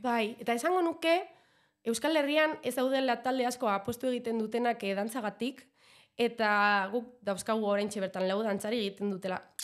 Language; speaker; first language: Basque; non-native, local second language; Spanish